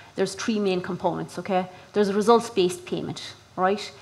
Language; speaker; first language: English; native; English